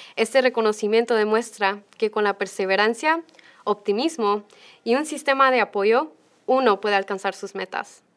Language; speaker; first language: Spanish; early bilingual, heritage; Spanish